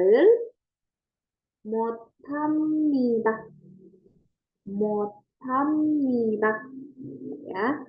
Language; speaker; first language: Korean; non-native, learner; Indonesian